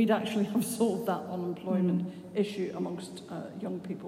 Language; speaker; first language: English; native; English